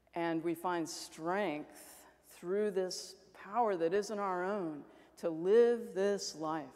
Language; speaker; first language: English; native; English